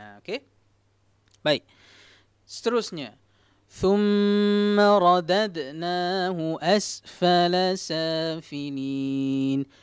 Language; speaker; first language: Malay; native; Malay